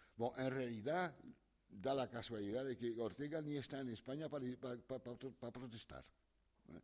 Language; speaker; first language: Spanish; non-native, fluent; French